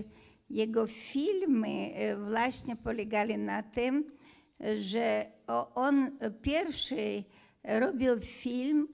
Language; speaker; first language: Polish; non-native, fluent; Hungarian